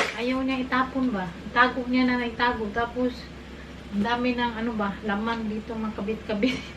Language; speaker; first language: Filipino; non-native, local second language; Cebuano